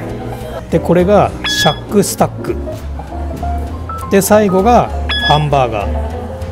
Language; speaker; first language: Japanese; native; Japanese